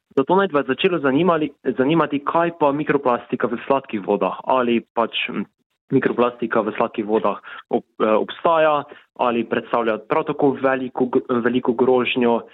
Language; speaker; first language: Slovenian; native; Slovenian